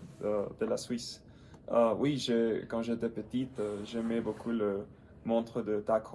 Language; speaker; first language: French; non-native, learner; English